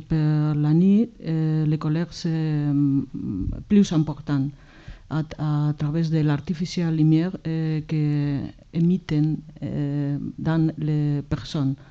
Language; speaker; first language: French; non-native, learner; Spanish